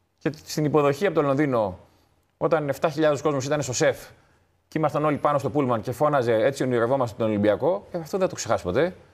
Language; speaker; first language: Greek; native; Greek